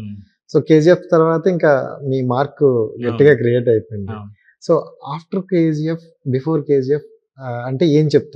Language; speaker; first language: Telugu; native; Telugu